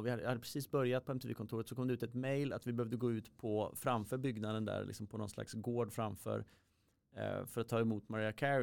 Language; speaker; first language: Swedish; native; Swedish